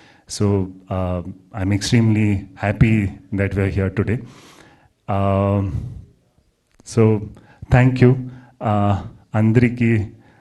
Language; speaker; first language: English; non-native, local second language; Telugu